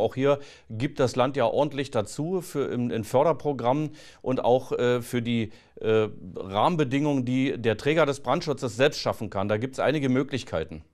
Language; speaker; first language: German; native; German